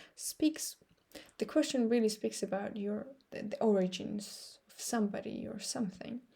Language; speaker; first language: English; non-native, fluent; Georgian